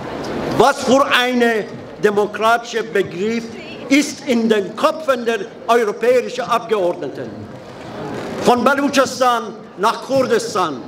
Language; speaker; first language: German; non-native, fluent; Persian